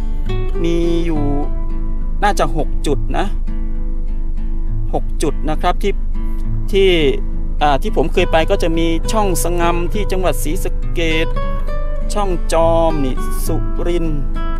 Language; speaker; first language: Thai; native; Thai